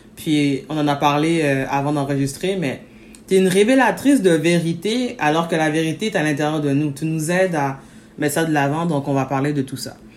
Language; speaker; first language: French; native; French